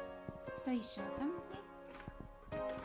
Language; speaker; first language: Russian; non-native, fluent; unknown